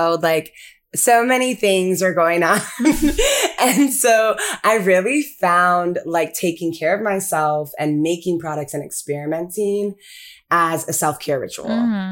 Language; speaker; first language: English; early bilingual, other home language; Akan